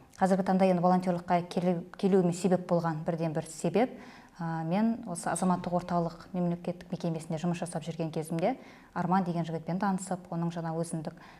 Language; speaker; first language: Kazakh; native; Kazakh